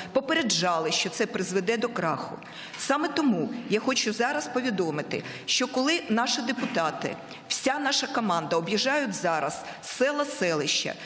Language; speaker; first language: Ukrainian; non-native, local second language; Russian